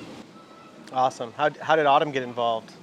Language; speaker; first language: English; native; English